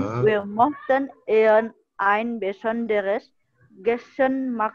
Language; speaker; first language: German; non-native, learner; Indonesian